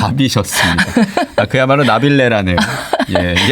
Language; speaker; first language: Korean; native; Korean